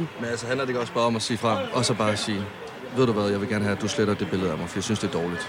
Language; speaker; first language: Danish; native; Danish